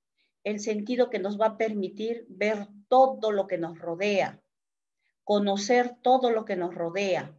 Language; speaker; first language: Spanish; native; Spanish